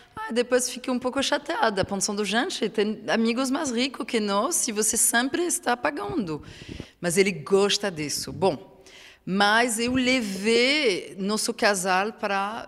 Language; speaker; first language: Portuguese; non-native, fluent; French